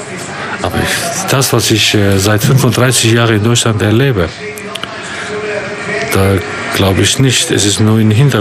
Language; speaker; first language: German; non-native, fluent; Turkish